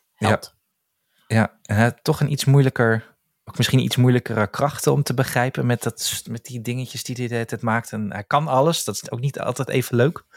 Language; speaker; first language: Dutch; native; Dutch